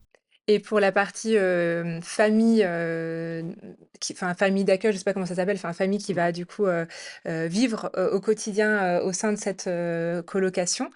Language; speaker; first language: French; native; French